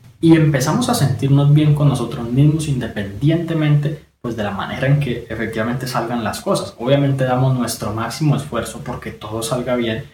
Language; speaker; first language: Spanish; native; Spanish